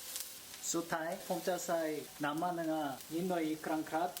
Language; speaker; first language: Thai; non-native, learner; Korean